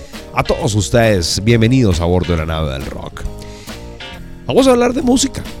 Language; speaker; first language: Spanish; native; Spanish